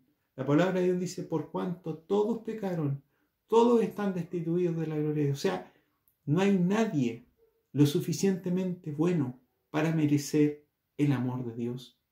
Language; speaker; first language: Spanish; native; Spanish